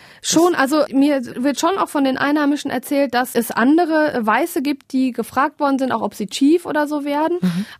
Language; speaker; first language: German; native; German